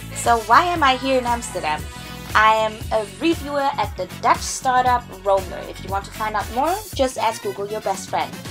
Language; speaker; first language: English; non-native, fluent; German